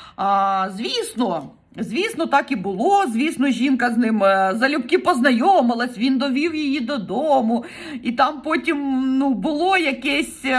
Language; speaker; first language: Ukrainian; non-native, local second language; Russian